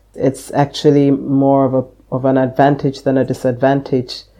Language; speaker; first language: English; native; English